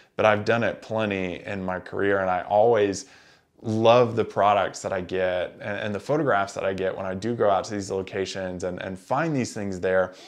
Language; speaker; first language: English; native; English